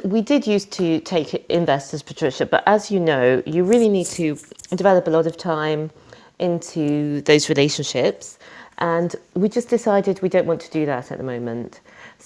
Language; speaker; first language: English; native; English